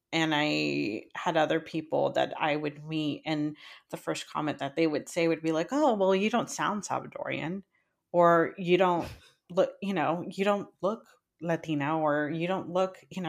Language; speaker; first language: English; early bilingual, other home language; Spanish